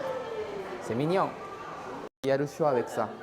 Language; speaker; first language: French; non-native, fluent; Japanese